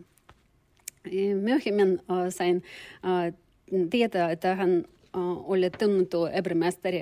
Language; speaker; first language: Finnish; non-native, learner; Turkish